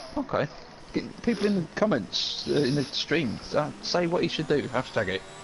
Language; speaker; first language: English; native; English